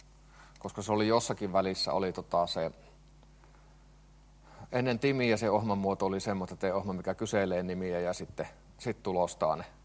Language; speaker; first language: Finnish; native; Finnish